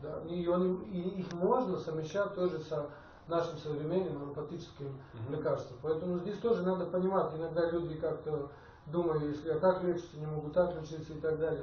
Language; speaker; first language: Russian; non-native, fluent; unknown